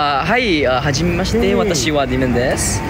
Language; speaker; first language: Japanese; non-native, learner; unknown